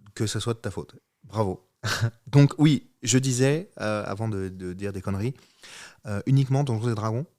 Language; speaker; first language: French; native; French